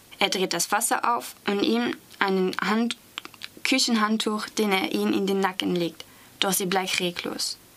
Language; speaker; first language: German; non-native, fluent; French